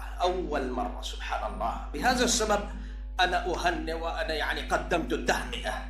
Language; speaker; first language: Arabic; non-native, fluent; Urdu